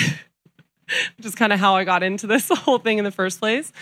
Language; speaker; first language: English; native; English